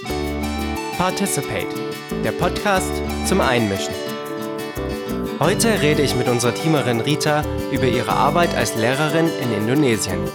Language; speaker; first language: German; native; German